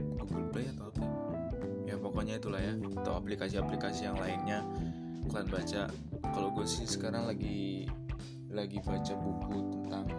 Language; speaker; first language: Indonesian; native; Indonesian